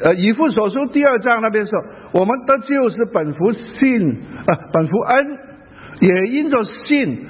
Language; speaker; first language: Chinese; non-native, local second language; Cantonese